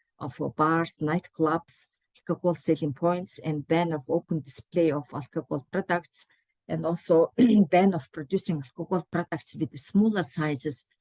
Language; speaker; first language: English; non-native, fluent; Mongolian